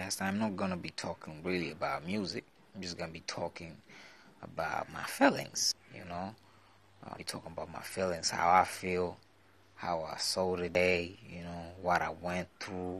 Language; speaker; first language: English; non-native, local second language; Swahili